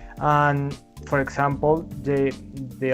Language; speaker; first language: English; non-native, learner; Spanish